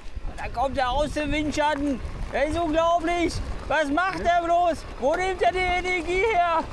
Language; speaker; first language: German; native; German